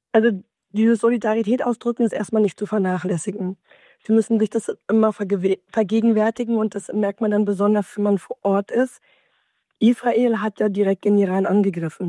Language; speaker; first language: German; native; German